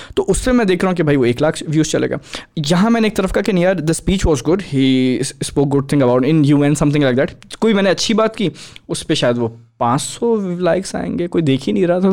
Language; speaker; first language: Urdu; native; Urdu